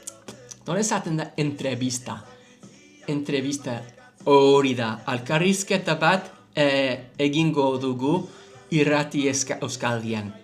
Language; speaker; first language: Basque; non-native, learner; English